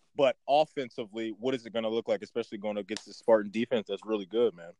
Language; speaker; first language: English; native; English